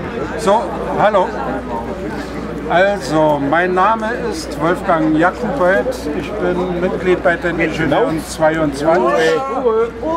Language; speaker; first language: German; native; German